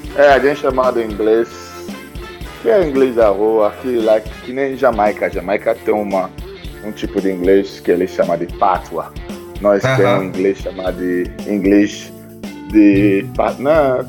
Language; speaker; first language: Portuguese; non-native, fluent; Igbo